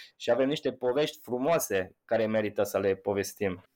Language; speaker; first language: Romanian; non-native, fluent; Italian